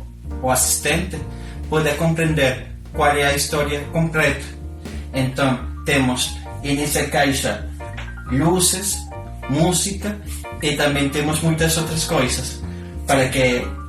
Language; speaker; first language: Portuguese; non-native, learner; Spanish